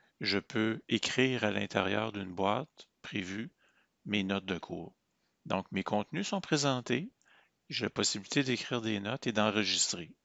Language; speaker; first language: French; native; French